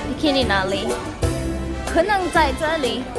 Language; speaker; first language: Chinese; non-native, learner; Korean